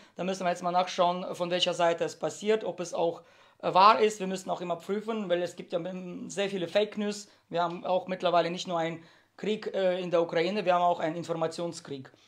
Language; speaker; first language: German; early bilingual, heritage; Russian